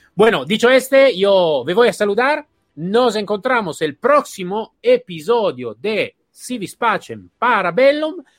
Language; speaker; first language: Spanish; non-native, fluent; Italian